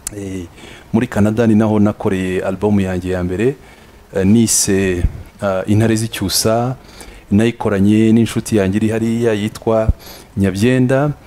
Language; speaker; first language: Kinyarwanda; early bilingual, heritage; Kinyarwanda